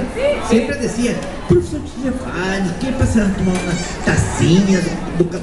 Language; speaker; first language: Portuguese; non-native, learner; Spanish